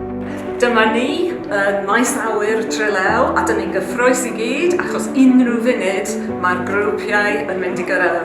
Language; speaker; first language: Welsh; native; Welsh